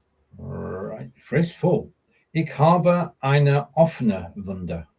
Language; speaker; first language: German; non-native, learner; English